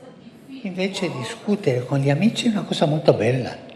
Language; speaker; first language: Italian; early bilingual, heritage; Spanish